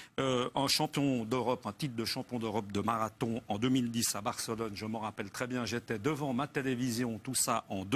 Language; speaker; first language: French; native; French